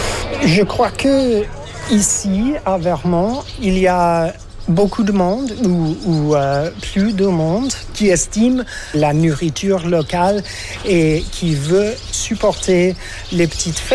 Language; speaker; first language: French; non-native, learner; English